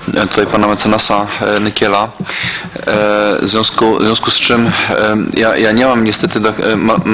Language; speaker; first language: Polish; native; Polish